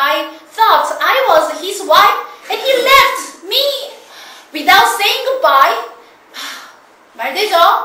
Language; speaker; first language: English; non-native, fluent; Korean